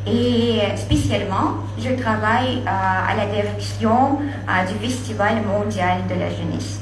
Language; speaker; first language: French; non-native, learner; Russian